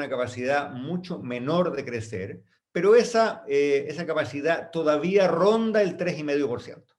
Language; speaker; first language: Spanish; native; Spanish